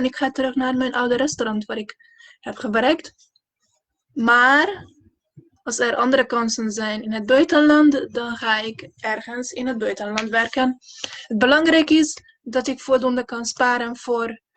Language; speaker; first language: Dutch; non-native, fluent; Hungarian